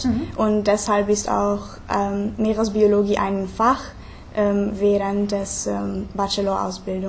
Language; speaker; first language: German; non-native, fluent; Hungarian